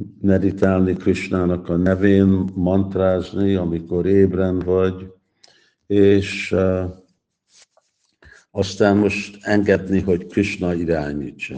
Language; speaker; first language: Hungarian; early bilingual, heritage; Hungarian